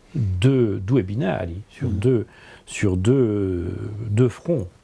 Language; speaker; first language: French; native; French